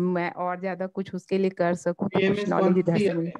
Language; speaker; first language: Hindi; native; Hindi